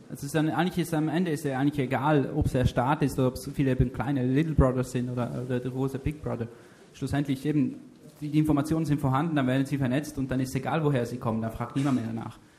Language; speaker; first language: German; native; German